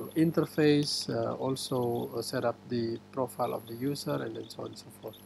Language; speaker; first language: English; non-native, fluent; Indonesian